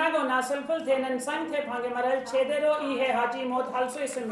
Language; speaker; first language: Korean; non-native, learner; Urdu